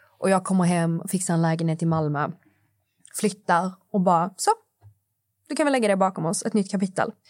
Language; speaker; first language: Swedish; native; Swedish